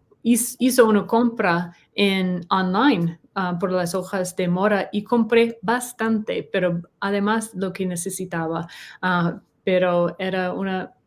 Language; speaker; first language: Spanish; non-native, learner; English